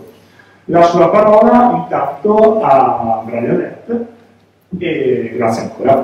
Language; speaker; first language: Italian; native; Italian